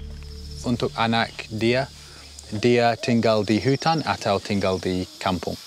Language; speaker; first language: Indonesian; non-native, learner; English